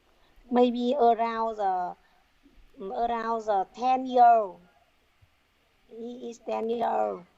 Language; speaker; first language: English; non-native, learner; Vietnamese